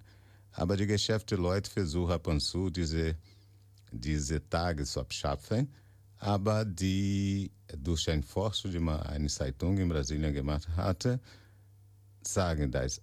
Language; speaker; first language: German; non-native, fluent; Portuguese